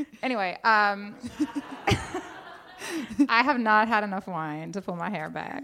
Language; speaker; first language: English; native; English